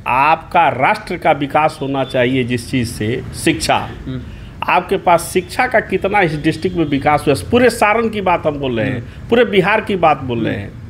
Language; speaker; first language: Hindi; native; Hindi